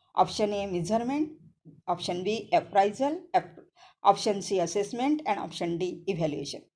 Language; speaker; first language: English; non-native, local second language; Marathi